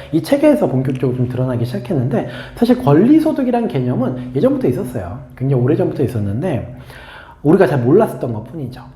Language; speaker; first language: Korean; native; Korean